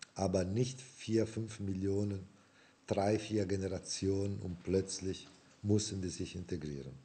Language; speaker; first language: German; non-native, fluent; Italian